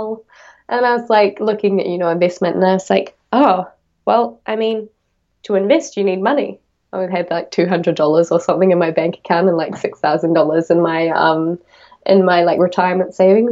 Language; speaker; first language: English; native; English